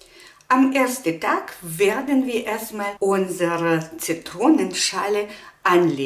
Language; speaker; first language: German; non-native, learner; Russian